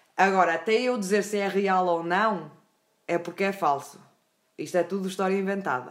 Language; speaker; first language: Portuguese; native; Portuguese